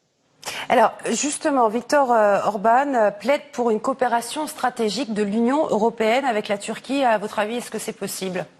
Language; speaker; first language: French; native; French